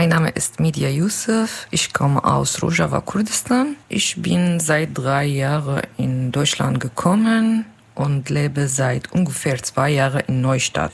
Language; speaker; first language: German; non-native, learner; Kurdish